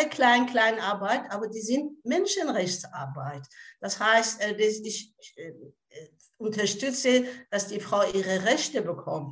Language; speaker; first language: German; non-native, fluent; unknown